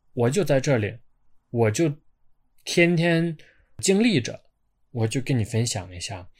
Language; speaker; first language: Chinese; non-native, fluent; Ukrainian